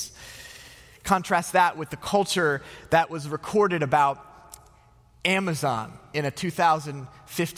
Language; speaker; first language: English; native; English